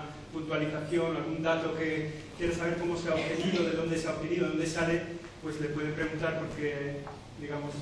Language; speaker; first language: Spanish; native; Spanish